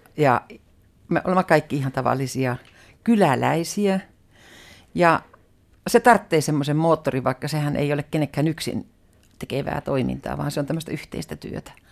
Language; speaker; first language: Finnish; native; Finnish